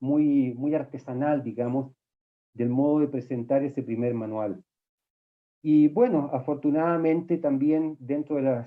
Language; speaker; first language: Spanish; native; Spanish